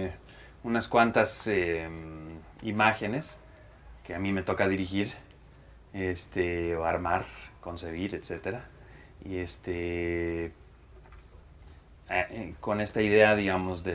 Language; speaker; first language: Spanish; native; Spanish